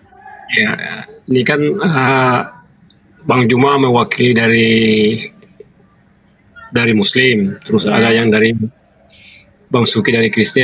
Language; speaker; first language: Indonesian; non-native, learner; Arabic